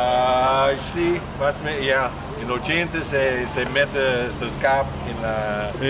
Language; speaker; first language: Spanish; non-native, learner; English